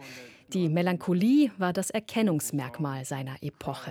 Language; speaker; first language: German; native; German